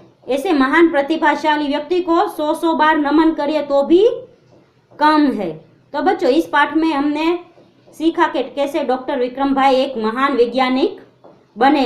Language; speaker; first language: Hindi; non-native, local second language; Gujarati